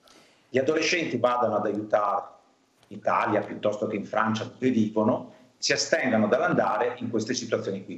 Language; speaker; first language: Italian; native; Italian